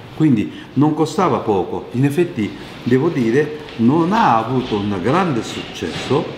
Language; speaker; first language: Italian; non-native, fluent; Japanese